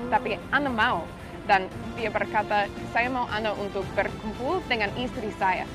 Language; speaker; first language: Indonesian; non-native, learner; English